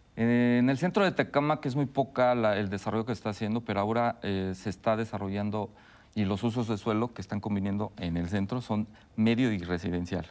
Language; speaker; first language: Spanish; native; Spanish